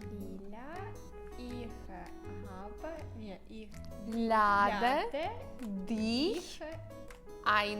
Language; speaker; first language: German; non-native, learner; Ukrainian